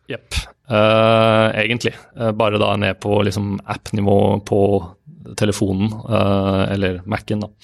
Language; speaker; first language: Norwegian; native; Norwegian